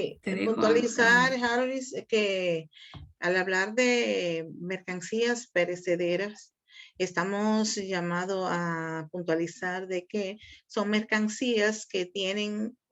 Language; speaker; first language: Spanish; native; Spanish